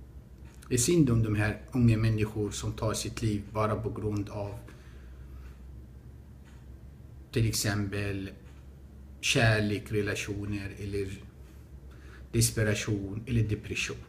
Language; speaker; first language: Swedish; non-native, fluent; Arabic